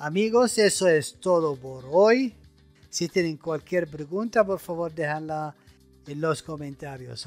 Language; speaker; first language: Spanish; non-native, fluent; Arabic